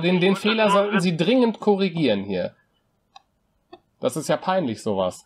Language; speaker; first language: German; native; German